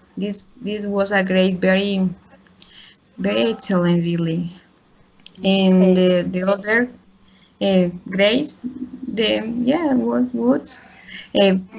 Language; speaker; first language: English; non-native, learner; Spanish